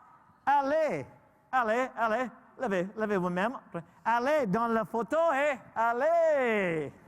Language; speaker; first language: French; non-native, learner; English